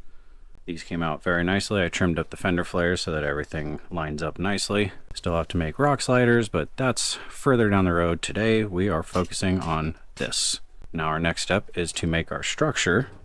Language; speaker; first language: English; native; English